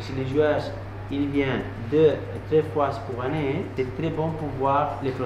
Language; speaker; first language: French; non-native, learner; Spanish